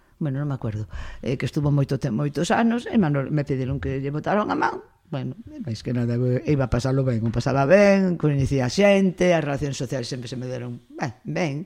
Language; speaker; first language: Galician; non-native, local second language; Spanish